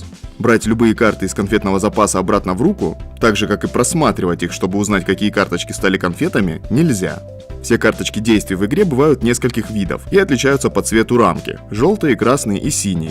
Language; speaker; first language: Russian; native; Russian